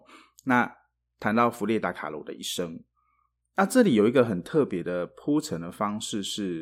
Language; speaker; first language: Chinese; native; Chinese